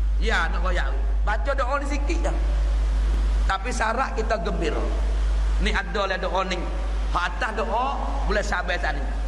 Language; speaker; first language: Malay; native; Malay